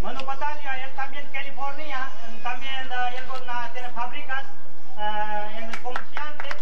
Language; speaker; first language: Spanish; non-native, learner; Gujarati